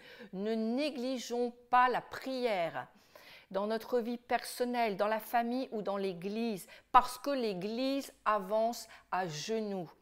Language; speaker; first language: French; native; French